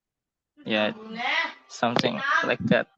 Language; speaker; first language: English; non-native, learner; Indonesian